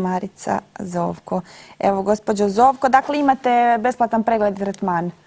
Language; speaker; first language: Croatian; native; Croatian